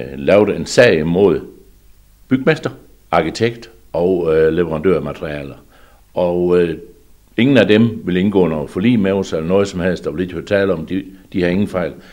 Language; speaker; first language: Danish; native; Danish